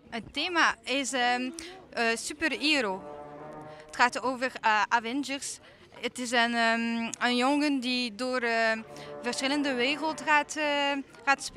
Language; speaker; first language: Dutch; non-native, local second language; French